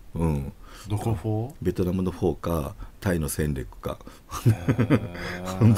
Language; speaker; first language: Japanese; native; Japanese